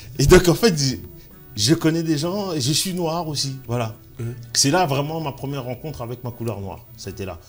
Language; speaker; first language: French; early bilingual, other home language; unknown